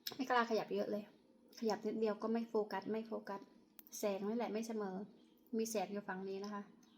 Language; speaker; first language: Thai; non-native, local second language; Khmer